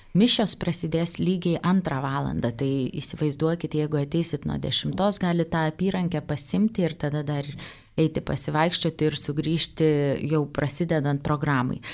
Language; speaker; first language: Lithuanian; native; Lithuanian